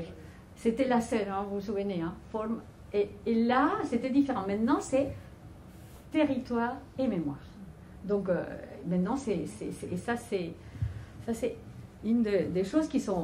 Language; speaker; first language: French; non-native, fluent; Spanish